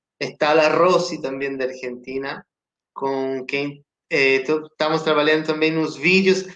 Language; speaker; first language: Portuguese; non-native, fluent; Spanish